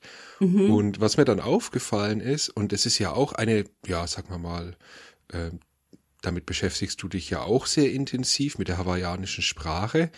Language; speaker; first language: German; native; German